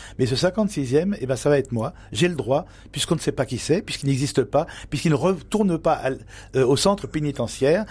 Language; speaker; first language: French; native; French